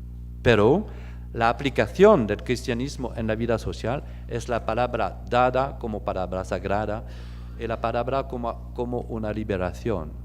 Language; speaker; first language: Spanish; non-native, fluent; French